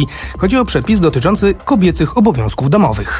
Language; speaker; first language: Polish; native; Polish